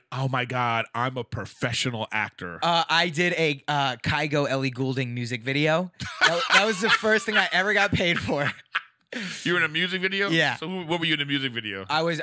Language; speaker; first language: English; native; English